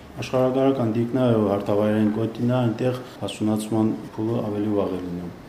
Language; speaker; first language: Armenian; native; Armenian